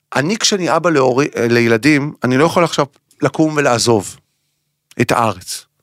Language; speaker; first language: Hebrew; native; Hebrew